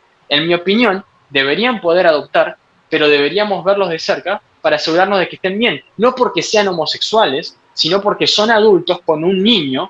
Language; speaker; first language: Spanish; native; Spanish